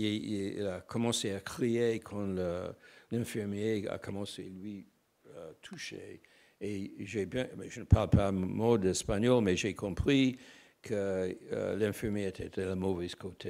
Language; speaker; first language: French; non-native, fluent; English